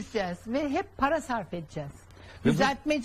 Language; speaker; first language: Turkish; native; Turkish